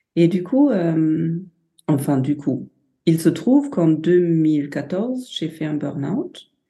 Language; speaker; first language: French; non-native, fluent; German